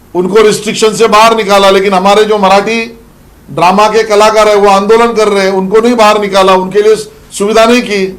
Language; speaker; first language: Hindi; non-native, local second language; Marathi